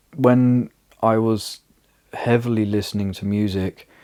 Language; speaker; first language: English; native; English